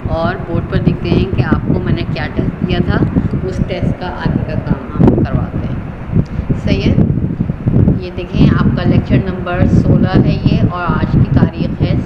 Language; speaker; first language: Urdu; native; Urdu